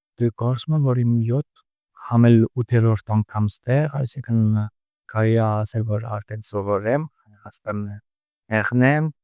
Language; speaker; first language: Armenian; early bilingual, heritage; Armenian